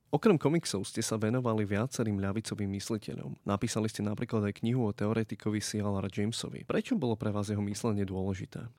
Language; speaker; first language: Slovak; native; Slovak